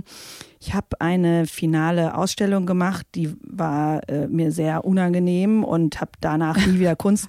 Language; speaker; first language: German; native; German